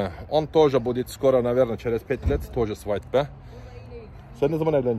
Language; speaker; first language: Russian; non-native, learner; Turkish